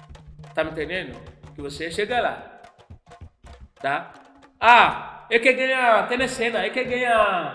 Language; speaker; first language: Portuguese; non-native, learner; Yoruba